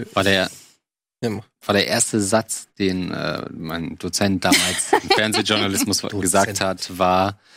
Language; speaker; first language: German; native; German